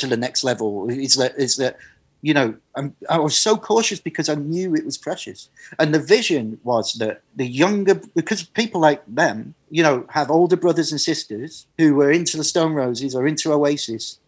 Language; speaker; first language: English; native; English